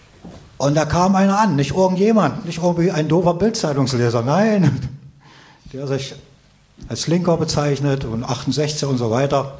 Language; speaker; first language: German; native; German